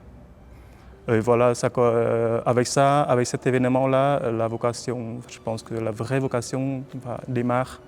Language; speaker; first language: French; non-native, fluent; Vietnamese